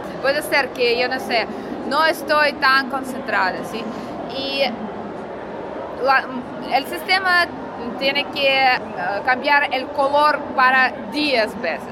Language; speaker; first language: Spanish; non-native, learner; Russian